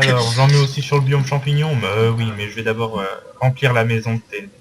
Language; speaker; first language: French; native; French